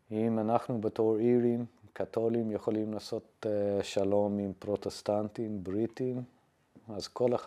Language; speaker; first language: Hebrew; non-native, fluent; English